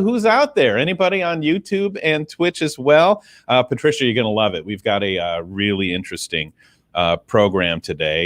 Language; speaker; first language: English; native; English